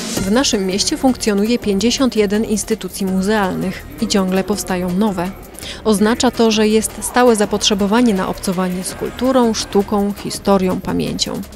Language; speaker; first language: Polish; native; Polish